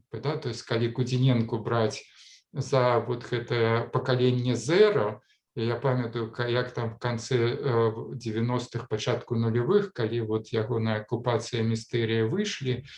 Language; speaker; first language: Belarusian; non-native, local second language; Russian